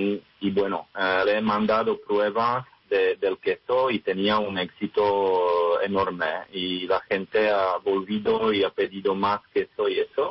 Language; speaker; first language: Spanish; non-native, fluent; Czech